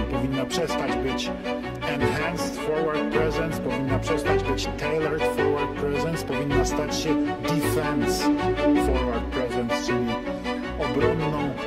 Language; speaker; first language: Polish; native; Polish